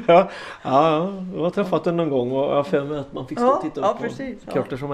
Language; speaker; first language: Swedish; native; Swedish